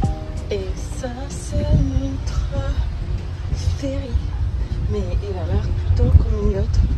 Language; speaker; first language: French; non-native, learner; Croatian